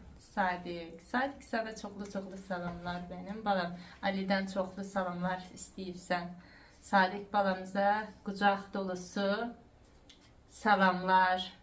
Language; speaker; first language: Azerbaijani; early bilingual, heritage; Azerbaijani